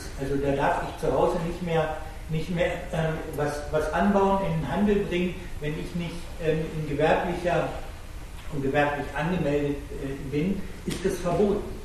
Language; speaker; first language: German; native; German